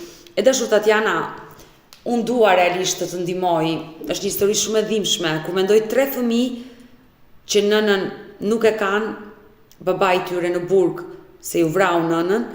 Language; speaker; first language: Albanian; native; Albanian